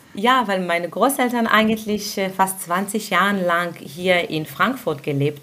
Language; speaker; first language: German; non-native, fluent; Hebrew